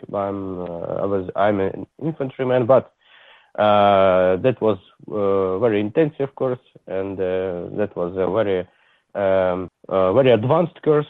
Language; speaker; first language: English; non-native, learner; Ukrainian